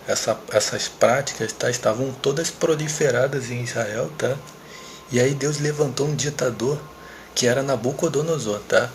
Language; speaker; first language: Portuguese; native; Portuguese